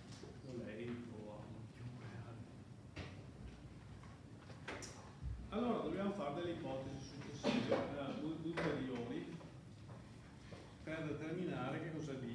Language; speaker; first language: Italian; native; Italian